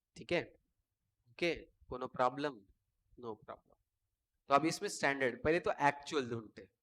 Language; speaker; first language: Hindi; non-native, local second language; Marathi